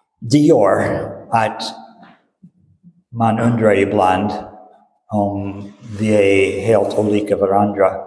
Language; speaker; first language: Swedish; non-native, fluent; English